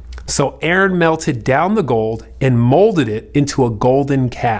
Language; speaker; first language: English; native; English